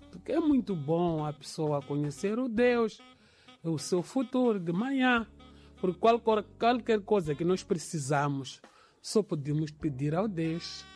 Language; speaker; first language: Portuguese; non-native, local second language; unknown